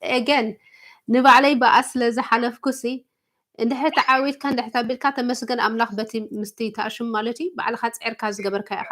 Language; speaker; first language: Tigrinya; early bilingual, heritage; Tigrinya